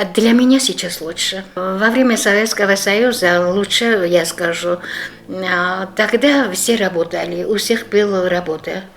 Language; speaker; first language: Russian; non-native, fluent; Georgian